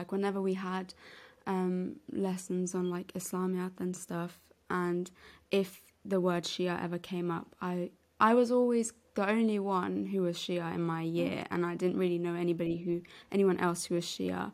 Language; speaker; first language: English; non-native, local second language; Urdu